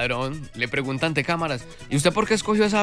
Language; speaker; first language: Spanish; native; Spanish